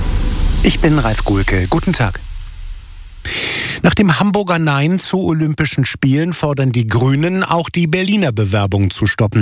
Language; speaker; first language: German; native; German